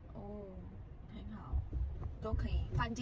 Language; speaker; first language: Chinese; non-native, learner; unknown